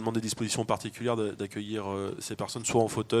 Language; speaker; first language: French; native; French